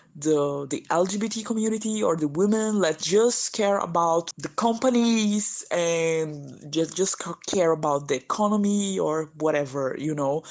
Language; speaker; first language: English; non-native, fluent; Portuguese